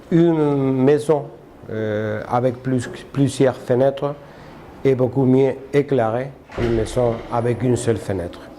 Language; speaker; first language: French; non-native, fluent; Spanish